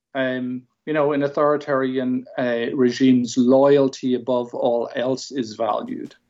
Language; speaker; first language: English; native; English